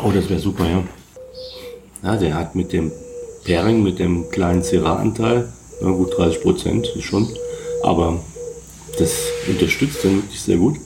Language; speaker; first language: German; native; German